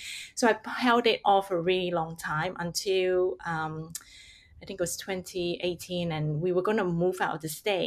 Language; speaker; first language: English; non-native, local second language; Hakka Chinese